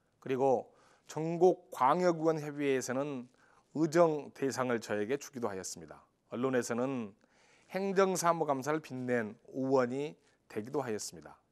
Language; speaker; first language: Korean; native; Korean